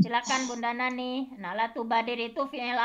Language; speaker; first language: Indonesian; native; Indonesian